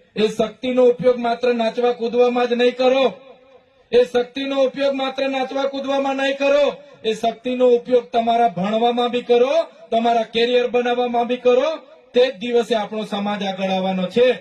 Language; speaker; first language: Gujarati; non-native, local second language; Vasavi